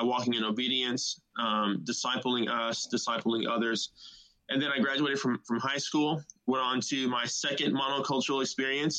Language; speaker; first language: English; native; English